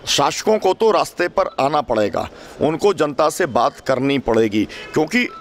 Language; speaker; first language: Hindi; native; Hindi